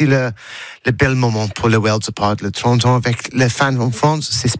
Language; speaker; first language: French; non-native, learner; English